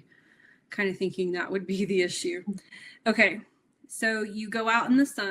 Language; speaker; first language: English; native; English